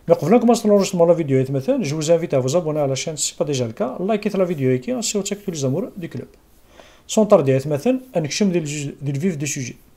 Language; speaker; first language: French; non-native, local second language; Kabyle